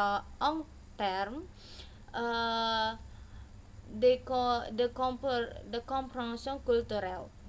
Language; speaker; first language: French; non-native, learner; Indonesian